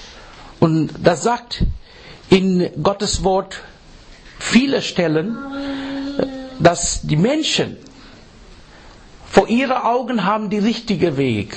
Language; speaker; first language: German; non-native, learner; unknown